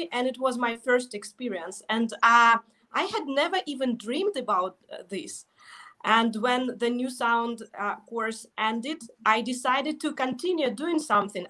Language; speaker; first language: English; non-native, fluent; Russian